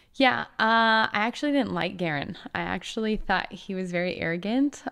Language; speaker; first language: English; native; English